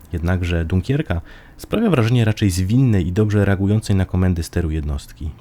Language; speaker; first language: Polish; native; Polish